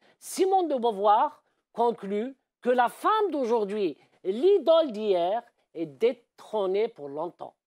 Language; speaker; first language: French; non-native, local second language; Arabic